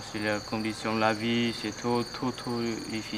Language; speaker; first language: French; non-native, learner; Vietnamese